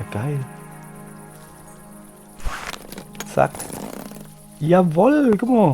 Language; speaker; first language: German; native; German